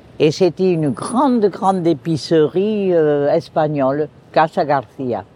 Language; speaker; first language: French; early bilingual, other home language; Spanish